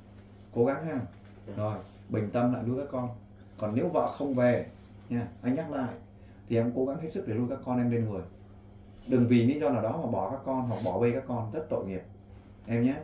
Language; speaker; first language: Vietnamese; native; Vietnamese